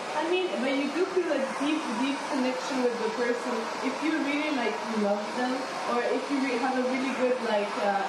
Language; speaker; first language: English; non-native, fluent; Italian